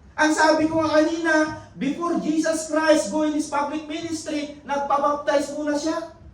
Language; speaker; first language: Filipino; non-native, local second language; Iloko